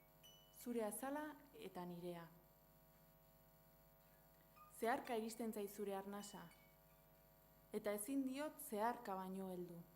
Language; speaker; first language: Basque; native; Basque